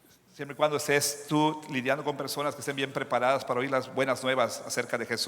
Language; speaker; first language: Spanish; non-native, fluent; English